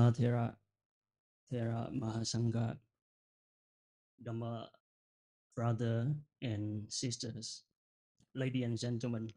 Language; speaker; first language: English; non-native, fluent; Vietnamese